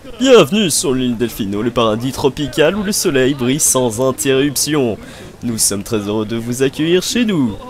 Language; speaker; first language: French; native; French